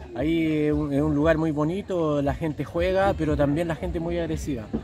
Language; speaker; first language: Spanish; native; Spanish